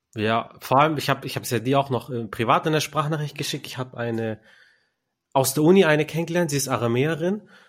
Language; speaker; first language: German; early bilingual, other home language; Turkish